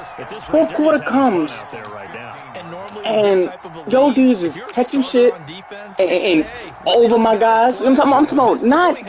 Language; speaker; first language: English; native; English